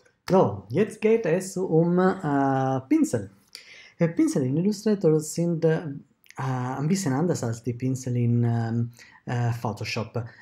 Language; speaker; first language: German; non-native, fluent; Italian